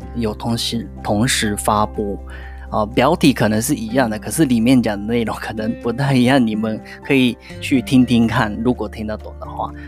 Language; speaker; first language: Chinese; non-native, fluent; Japanese